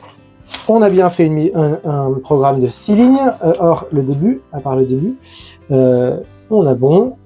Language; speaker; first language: French; native; French